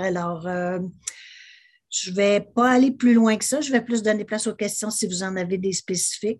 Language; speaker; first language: French; native; French